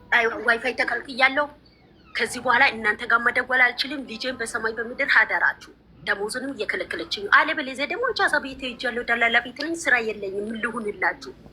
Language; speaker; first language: Amharic; native; Amharic